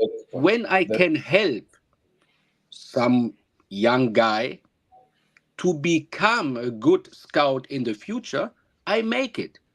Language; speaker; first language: English; non-native, learner; German